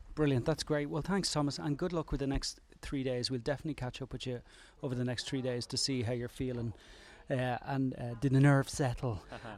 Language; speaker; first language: English; native; English